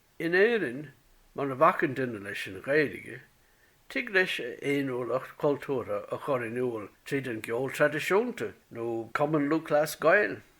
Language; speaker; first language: Irish; native; Irish